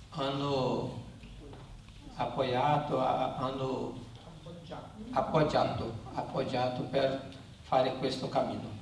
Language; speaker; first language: Italian; non-native, learner; Portuguese